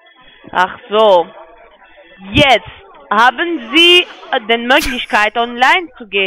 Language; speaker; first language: German; non-native, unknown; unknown